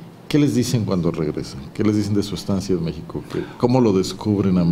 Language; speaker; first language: Spanish; native; Spanish